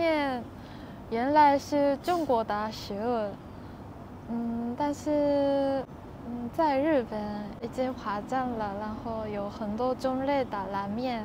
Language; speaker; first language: Chinese; non-native, learner; Japanese